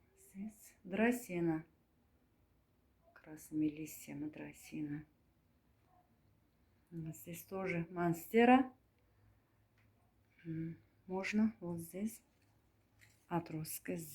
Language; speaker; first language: Russian; non-native, learner; Turkmen